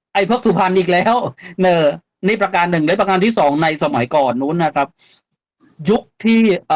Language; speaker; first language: Thai; native; Thai